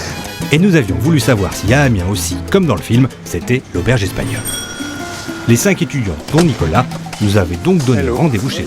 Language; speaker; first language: French; native; French